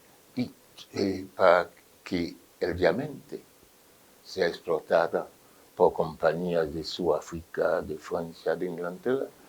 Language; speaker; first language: Spanish; non-native, fluent; French